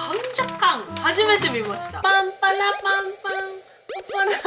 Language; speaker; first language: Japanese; non-native, fluent; Korean